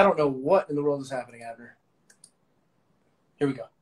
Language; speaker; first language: English; native; English